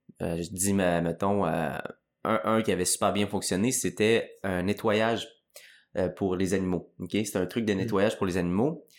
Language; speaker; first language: French; native; French